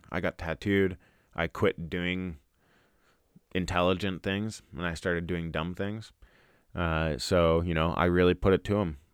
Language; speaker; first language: English; native; English